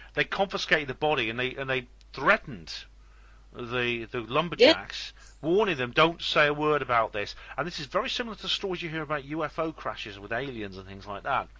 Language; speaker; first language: English; native; English